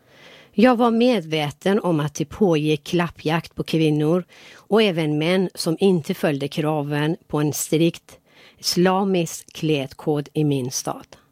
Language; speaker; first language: Swedish; non-native, fluent; Persian